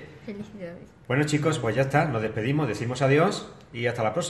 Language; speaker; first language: Spanish; native; Spanish